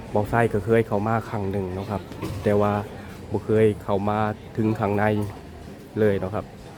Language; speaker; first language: Thai; native; Thai